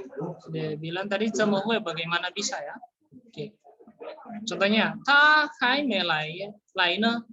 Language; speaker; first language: Indonesian; native; Indonesian